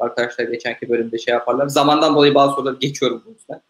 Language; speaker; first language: Turkish; native; Turkish